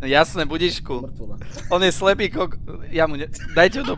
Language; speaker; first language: Slovak; native; Slovak